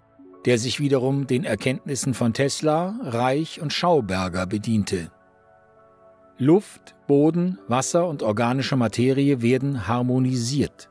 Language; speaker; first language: German; native; German